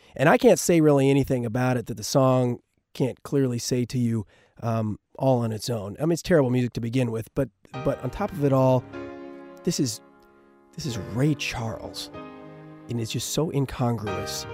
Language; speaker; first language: English; native; English